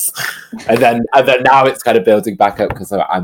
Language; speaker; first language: English; native; English